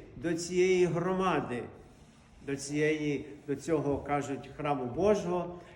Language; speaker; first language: Ukrainian; early bilingual, heritage; Ukrainian